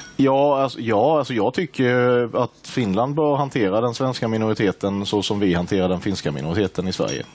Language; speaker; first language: Swedish; native; Swedish